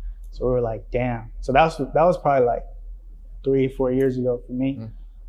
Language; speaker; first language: English; early bilingual, other home language; Spanish